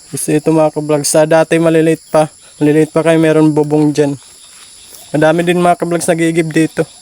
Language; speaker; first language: Filipino; non-native, local second language; Waray